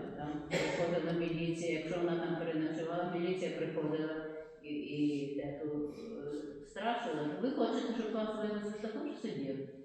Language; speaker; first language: Ukrainian; native; Ukrainian